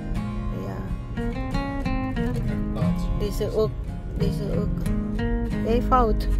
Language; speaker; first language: Dutch; non-native, learner; Indonesian